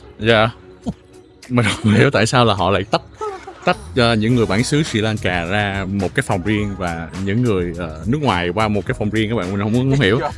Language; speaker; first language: Vietnamese; native; Vietnamese